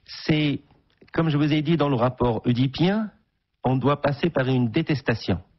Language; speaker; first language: French; non-native, local second language; Arabic